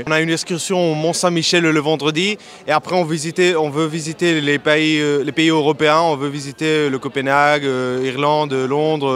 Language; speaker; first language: French; non-native, learner; Spanish